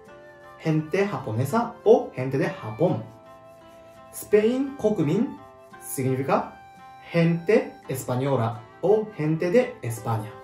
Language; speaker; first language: Spanish; non-native, learner; Japanese